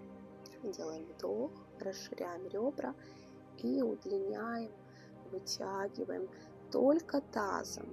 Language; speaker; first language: Russian; native; Russian